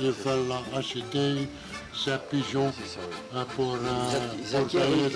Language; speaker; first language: French; non-native, learner; Dutch